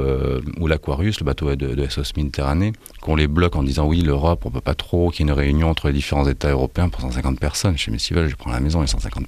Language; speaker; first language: French; native; French